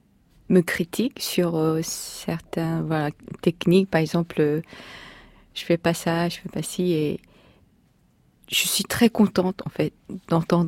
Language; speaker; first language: French; non-native, fluent; Korean